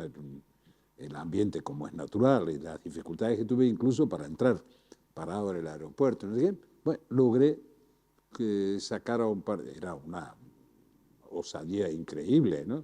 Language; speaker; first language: Spanish; native; Spanish